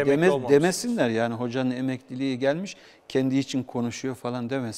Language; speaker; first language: Turkish; native; Turkish